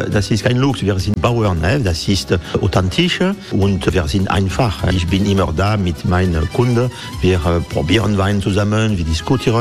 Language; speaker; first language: German; non-native, fluent; French